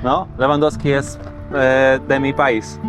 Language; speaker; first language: Spanish; non-native, learner; Polish